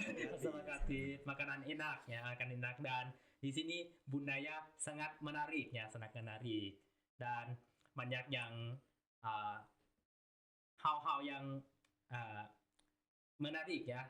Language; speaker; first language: Indonesian; non-native, learner; Thai